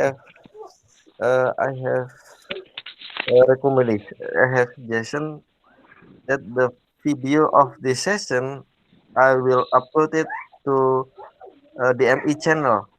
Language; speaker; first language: English; non-native, learner; Indonesian